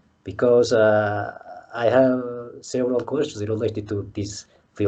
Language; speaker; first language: English; non-native, learner; Mongolian